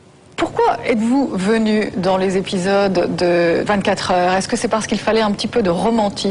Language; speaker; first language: French; native; French